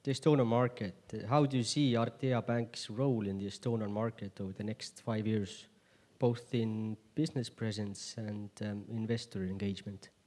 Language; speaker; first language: English; non-native, fluent; Estonian